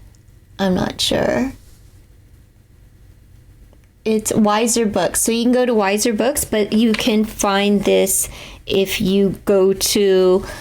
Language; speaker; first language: English; native; English